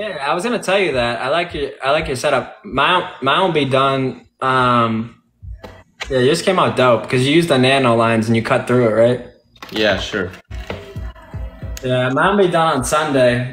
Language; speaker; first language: English; native; English